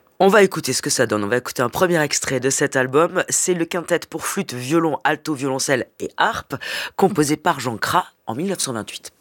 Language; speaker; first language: French; native; French